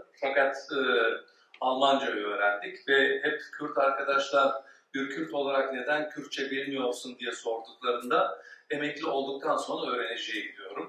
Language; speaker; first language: Turkish; early bilingual, heritage; Turkish